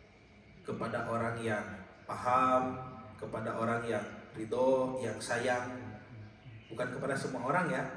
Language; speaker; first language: Indonesian; native; Indonesian